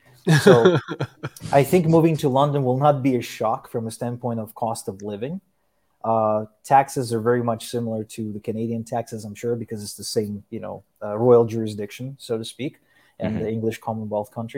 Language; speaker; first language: English; early bilingual, other home language; Ukrainian